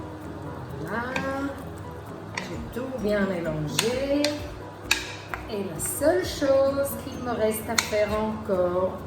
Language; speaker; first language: French; non-native, fluent; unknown